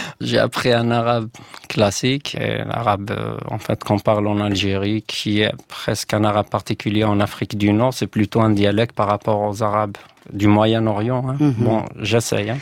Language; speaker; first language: French; non-native, local second language; Kabyle